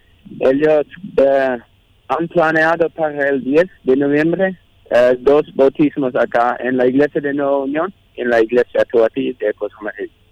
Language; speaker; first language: Spanish; non-native, local second language; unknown